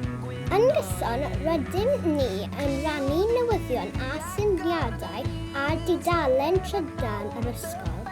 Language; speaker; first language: Welsh; non-native, local second language; English